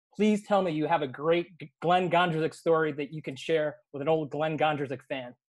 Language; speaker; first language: English; native; English